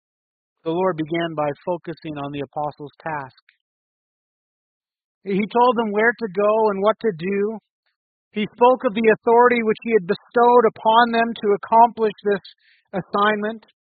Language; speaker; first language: English; native; English